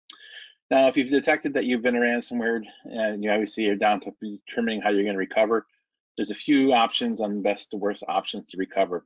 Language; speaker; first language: English; native; English